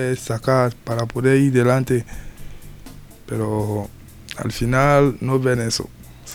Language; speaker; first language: Spanish; non-native, learner; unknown